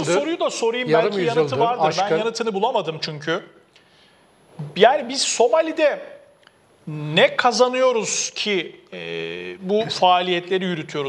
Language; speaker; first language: Turkish; native; Turkish